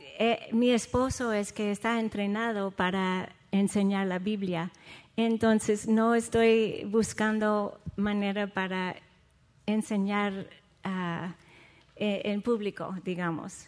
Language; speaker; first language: Spanish; non-native, fluent; English